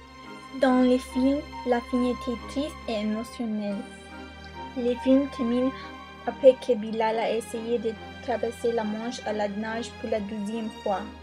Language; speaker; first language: French; non-native, learner; English